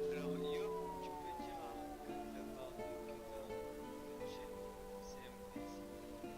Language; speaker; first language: French; native; French